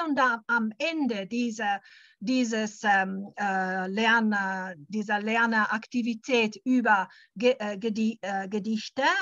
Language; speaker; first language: German; non-native, fluent; Italian